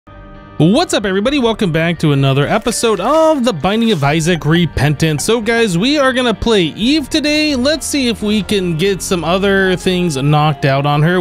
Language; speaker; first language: English; native; English